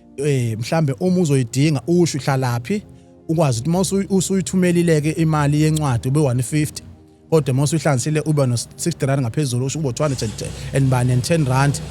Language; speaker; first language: Zulu; native; Zulu